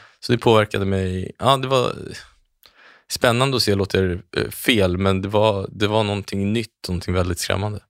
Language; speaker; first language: Swedish; native; Swedish